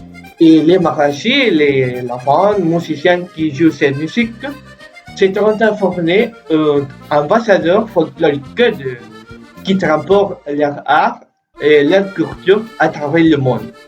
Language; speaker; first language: French; non-native, learner; Spanish